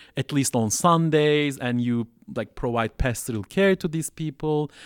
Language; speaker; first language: English; non-native, fluent; Turkish